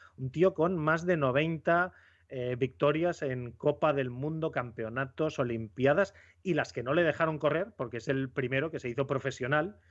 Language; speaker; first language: Spanish; native; Spanish